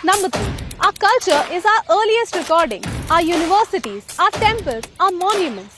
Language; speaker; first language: English; non-native, local second language; Hindi